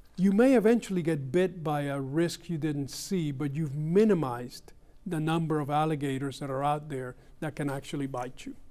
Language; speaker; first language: English; early bilingual, other home language; Spanish